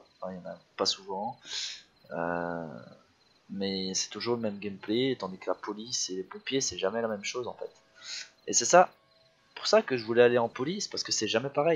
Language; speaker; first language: French; native; French